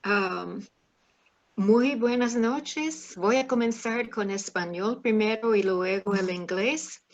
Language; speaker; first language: Spanish; non-native, fluent; English